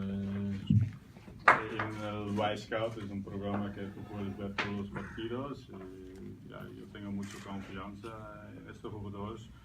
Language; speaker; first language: Spanish; non-native, learner; Dutch